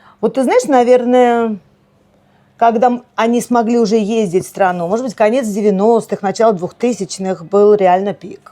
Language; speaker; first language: Russian; native; Russian